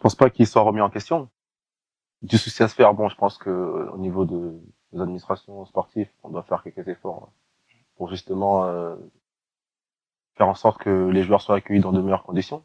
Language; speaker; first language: French; native; French